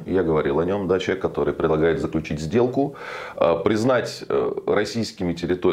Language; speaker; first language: Russian; native; Russian